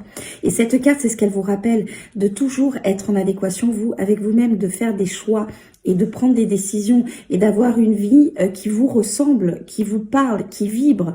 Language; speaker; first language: French; native; French